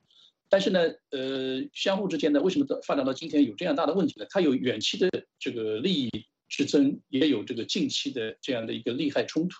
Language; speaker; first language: Chinese; native; Chinese